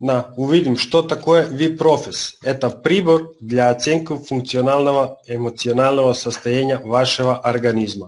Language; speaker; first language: Russian; non-native, learner; Serbian